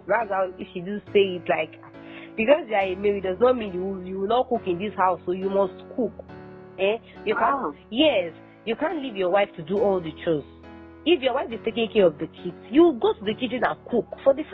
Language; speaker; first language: English; non-native, local second language; Yoruba